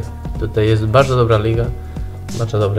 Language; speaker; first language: Polish; non-native, learner; Spanish